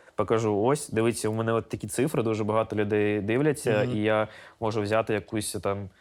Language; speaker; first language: Ukrainian; non-native, local second language; Russian